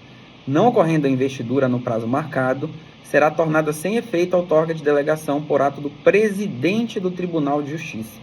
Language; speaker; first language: Portuguese; native; Portuguese